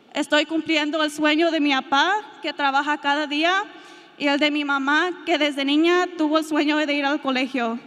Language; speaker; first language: Spanish; early bilingual, heritage; Spanish